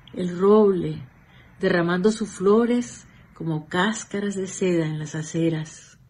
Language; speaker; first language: Spanish; native; Spanish